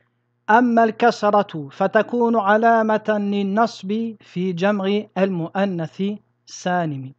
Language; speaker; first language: Arabic; non-native, fluent; French